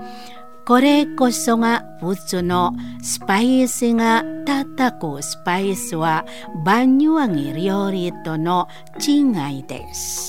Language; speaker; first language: Japanese; non-native, learner; Indonesian